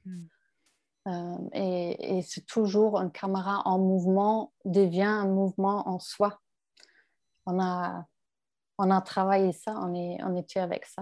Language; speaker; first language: French; non-native, fluent; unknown